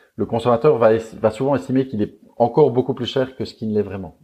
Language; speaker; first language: French; native; French